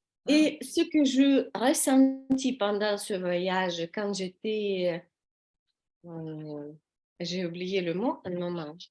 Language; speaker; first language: French; non-native, learner; Russian